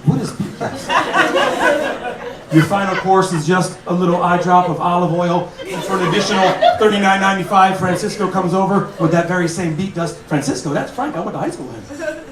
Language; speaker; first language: English; native; English